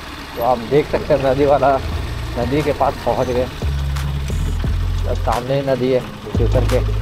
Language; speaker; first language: Hindi; native; Hindi